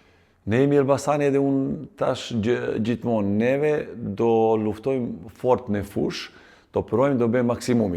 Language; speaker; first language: Albanian; non-native, fluent; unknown